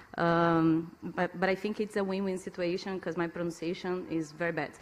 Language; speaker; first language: English; non-native, learner; Portuguese